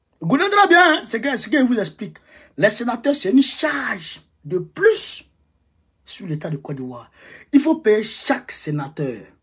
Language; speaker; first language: French; non-native, local second language; Bambara